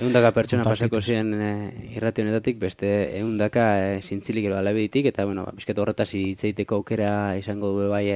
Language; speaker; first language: Basque; native; Basque